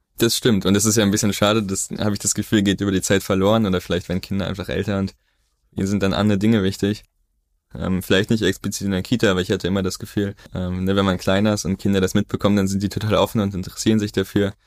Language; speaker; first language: German; native; German